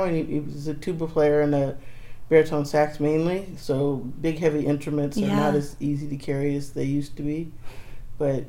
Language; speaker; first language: English; native; English